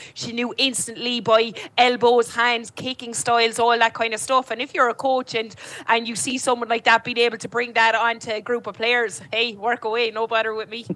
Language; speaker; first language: English; native; English